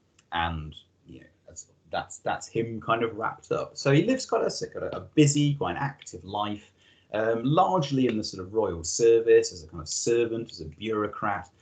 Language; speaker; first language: English; native; English